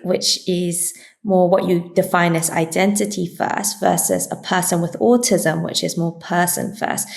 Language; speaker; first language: English; native; English